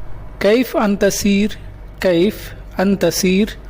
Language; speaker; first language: Arabic; non-native, learner; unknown